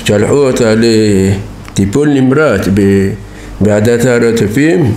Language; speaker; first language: Hebrew; non-native, fluent; Persian